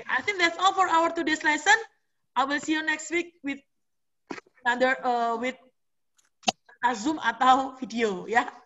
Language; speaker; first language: English; non-native, fluent; Indonesian